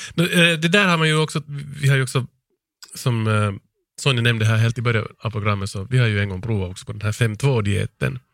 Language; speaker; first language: Swedish; native; Swedish